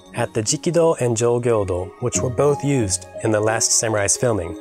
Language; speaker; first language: English; native; English